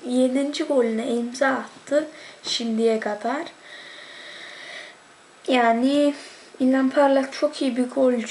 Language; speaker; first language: Turkish; early bilingual, heritage; Turkish